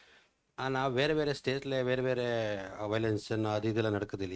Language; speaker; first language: Tamil; non-native, fluent; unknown